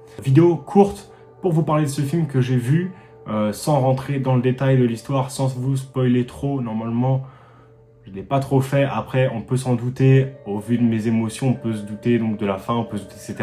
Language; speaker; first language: French; native; French